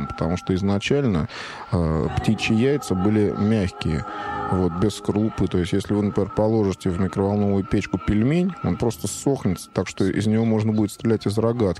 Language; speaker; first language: Russian; native; Russian